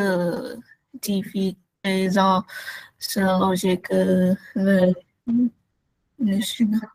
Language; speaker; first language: French; non-native, learner; Vietnamese